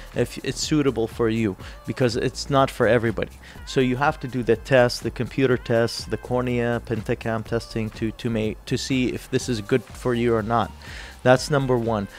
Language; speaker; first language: English; non-native, fluent; Arabic